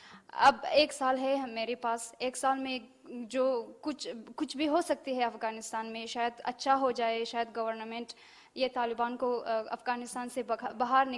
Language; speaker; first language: Hindi; non-native, learner; Persian